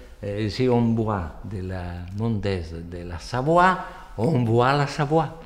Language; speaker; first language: French; non-native, fluent; Italian